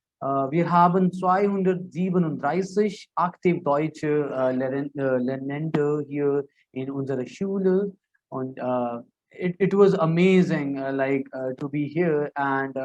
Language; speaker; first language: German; non-native, fluent; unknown